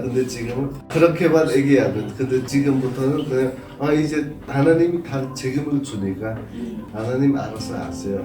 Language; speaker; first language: Korean; non-native, fluent; Nepali